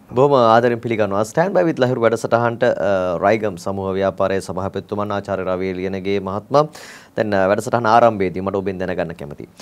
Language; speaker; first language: Sinhala; native; Sinhala